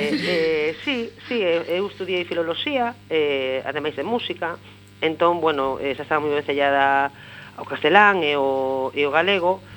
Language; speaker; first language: Galician; non-native, local second language; Spanish